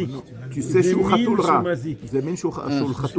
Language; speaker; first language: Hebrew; non-native, fluent; French